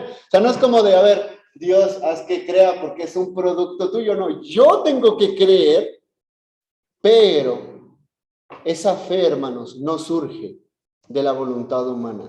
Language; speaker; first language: Spanish; native; Spanish